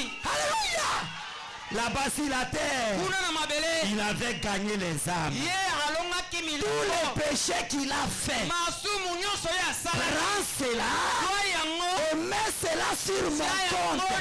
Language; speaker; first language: French; non-native, local second language; Lingala